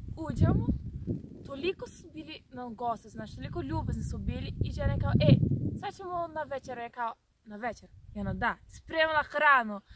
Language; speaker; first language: Serbian; non-native, fluent; Portuguese